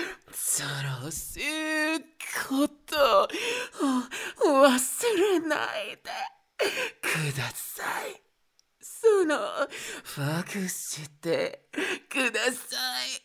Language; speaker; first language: Japanese; non-native, learner; Spanish